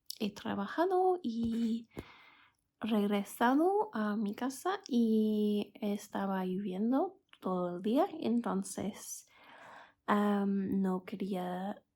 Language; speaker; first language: Spanish; non-native, fluent; English